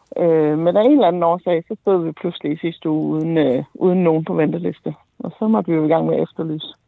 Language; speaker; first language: Danish; native; Danish